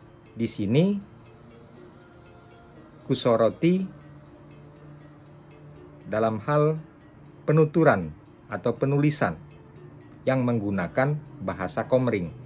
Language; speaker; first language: Indonesian; non-native, local second language; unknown